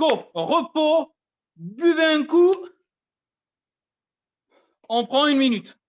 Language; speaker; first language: French; native; French